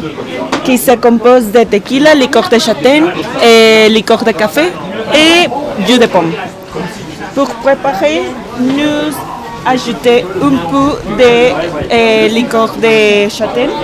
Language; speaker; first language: French; non-native, learner; Spanish